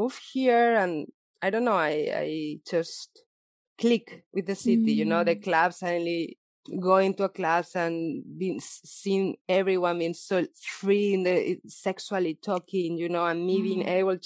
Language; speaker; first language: English; non-native, fluent; Spanish